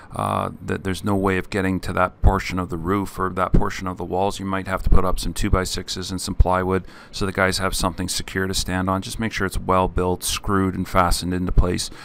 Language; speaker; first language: English; native; English